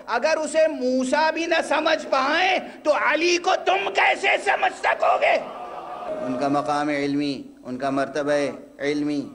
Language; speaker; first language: Urdu; native; Urdu